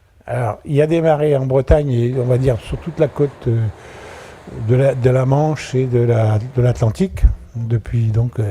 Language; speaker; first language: French; native; French